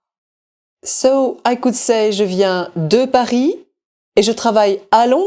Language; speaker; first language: French; native; French